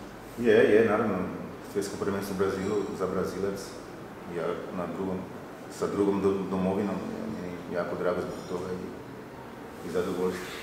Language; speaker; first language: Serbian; non-native, fluent; Portuguese